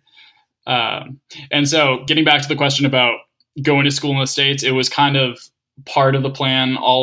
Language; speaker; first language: English; native; English